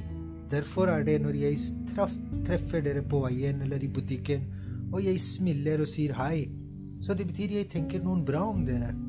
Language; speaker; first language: Norwegian; non-native, fluent; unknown